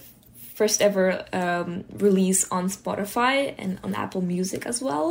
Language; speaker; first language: English; early bilingual, other home language; Hebrew